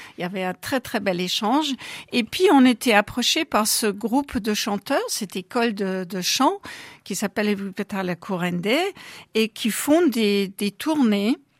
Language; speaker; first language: French; non-native, fluent; German